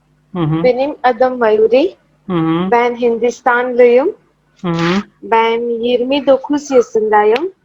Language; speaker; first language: Turkish; non-native, learner; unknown